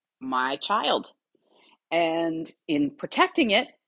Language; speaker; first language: English; native; English